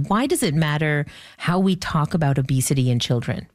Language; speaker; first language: English; native; English